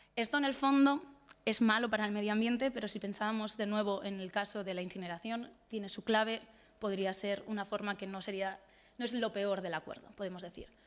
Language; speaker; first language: Spanish; native; Spanish